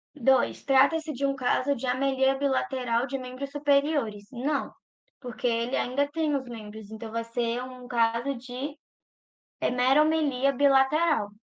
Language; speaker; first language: Portuguese; native; Portuguese